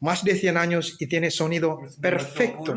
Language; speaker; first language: Spanish; non-native, fluent; Indonesian